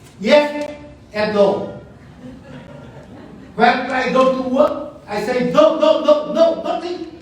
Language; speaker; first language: English; non-native, learner; Vietnamese